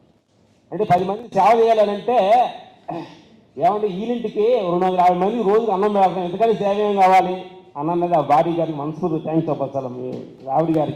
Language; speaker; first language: Telugu; native; Telugu